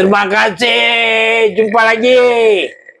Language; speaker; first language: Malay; non-native, local second language; Tamil